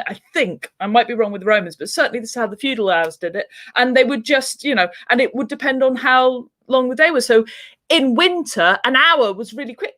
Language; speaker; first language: English; native; English